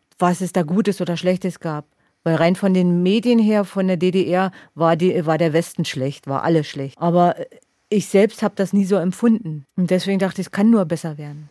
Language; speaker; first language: German; native; German